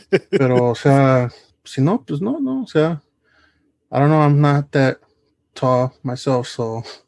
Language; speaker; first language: English; early bilingual, other home language; Spanish